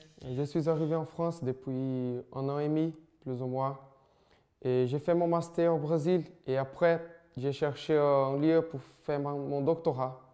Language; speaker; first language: French; non-native, fluent; Portuguese